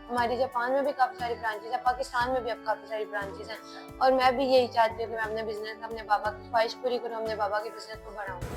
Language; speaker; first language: Urdu; native; Urdu